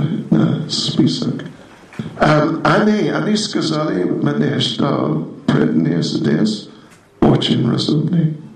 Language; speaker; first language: Russian; non-native, learner; English